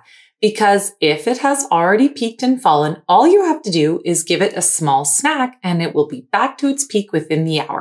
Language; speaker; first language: English; native; English